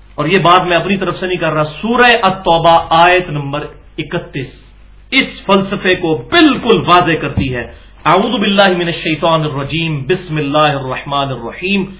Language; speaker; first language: Urdu; non-native, local second language; Punjabi